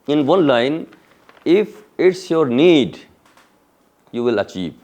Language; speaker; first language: English; non-native, local second language; Hindi